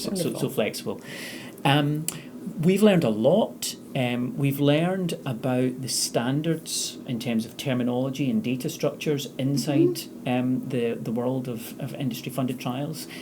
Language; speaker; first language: English; native; English